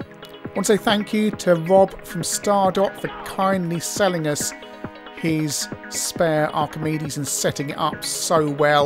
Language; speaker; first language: English; native; English